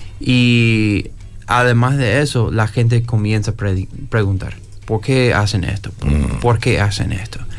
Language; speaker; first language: Spanish; non-native, fluent; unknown